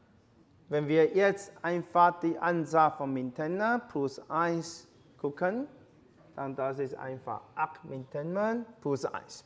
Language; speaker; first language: German; non-native, fluent; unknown